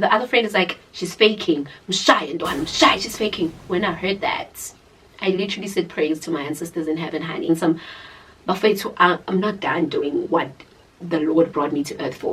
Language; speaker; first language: English; non-native, local second language; Zulu